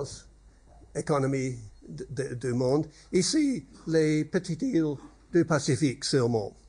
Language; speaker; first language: French; non-native, learner; English